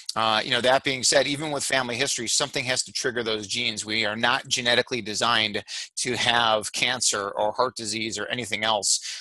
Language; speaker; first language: English; native; English